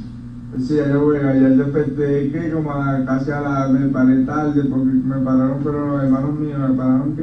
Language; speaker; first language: Spanish; native; Spanish